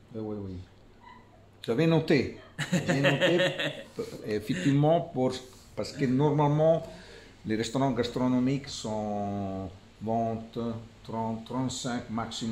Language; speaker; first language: French; non-native, fluent; Italian